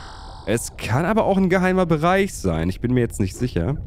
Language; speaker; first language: German; native; German